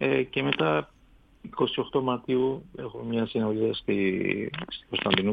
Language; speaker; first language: Greek; non-native, fluent; Armenian